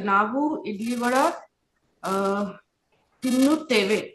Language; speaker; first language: Kannada; non-native, learner; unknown